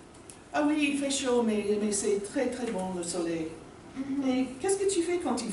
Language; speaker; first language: French; non-native, learner; English